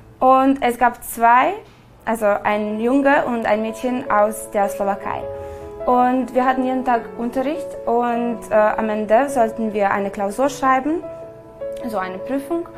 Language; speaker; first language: German; non-native, fluent; Serbian